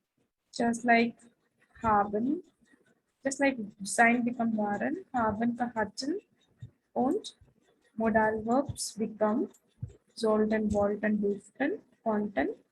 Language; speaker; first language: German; non-native, fluent; Hindi